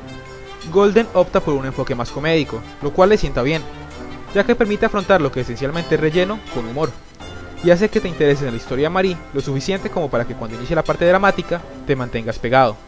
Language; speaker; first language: Spanish; native; Spanish